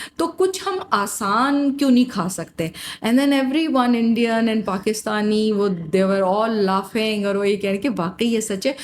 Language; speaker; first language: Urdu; native; Urdu